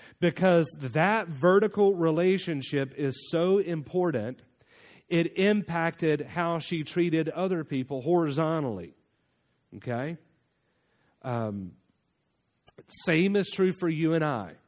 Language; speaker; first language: English; native; English